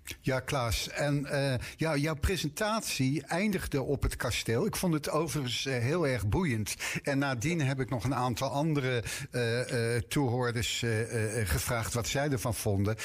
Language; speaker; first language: Dutch; native; Dutch